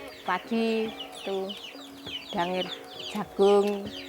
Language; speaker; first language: Indonesian; non-native, local second language; Javanese